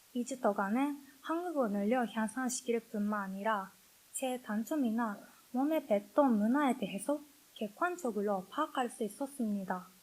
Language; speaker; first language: Korean; non-native, learner; Japanese